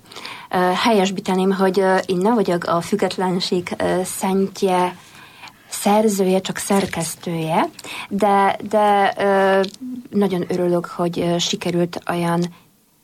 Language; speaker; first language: Hungarian; non-native, fluent; Polish